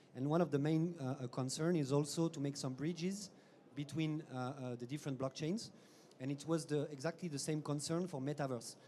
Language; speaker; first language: English; non-native, fluent; French